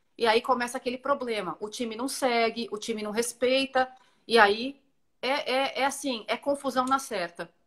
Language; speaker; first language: Portuguese; native; Portuguese